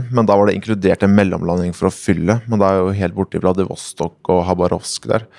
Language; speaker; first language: Norwegian; native; Norwegian